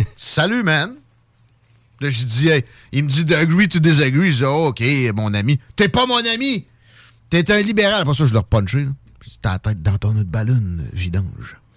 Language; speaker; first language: French; native; French